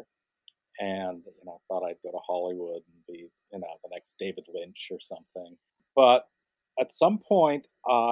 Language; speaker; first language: English; native; English